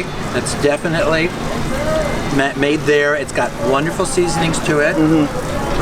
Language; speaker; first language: English; native; English